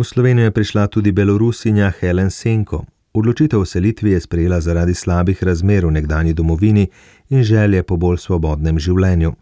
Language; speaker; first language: Slovenian; native; Slovenian